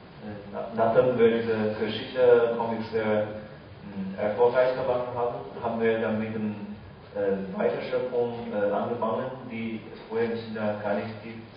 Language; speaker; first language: German; non-native, fluent; Chinese